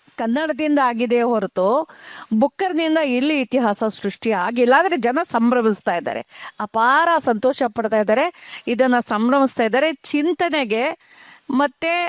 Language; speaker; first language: Kannada; non-native, local second language; Urdu